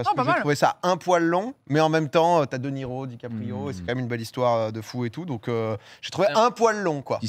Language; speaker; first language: French; native; French